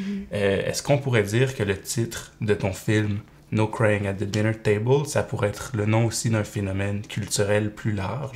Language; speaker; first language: French; native; French